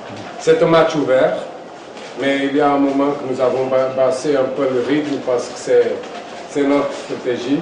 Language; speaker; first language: French; non-native, fluent; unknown